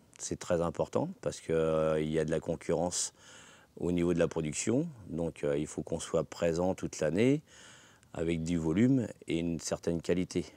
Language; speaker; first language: French; native; French